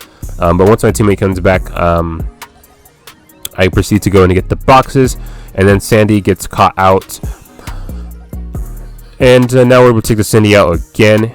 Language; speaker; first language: English; native; English